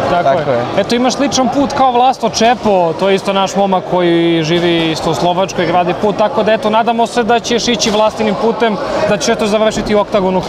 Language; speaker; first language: Serbian; native; Serbian